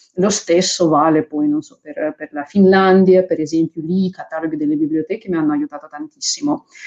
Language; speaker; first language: Italian; non-native, fluent; Russian